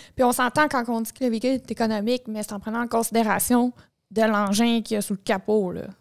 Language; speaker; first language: French; native; French